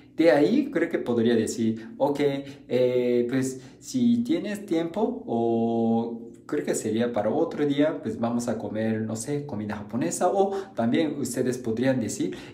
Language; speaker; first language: Spanish; non-native, fluent; Japanese